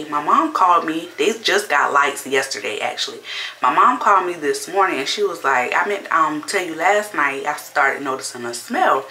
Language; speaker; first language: English; native; English